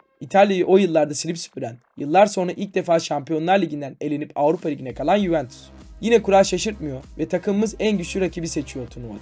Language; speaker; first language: Turkish; native; Turkish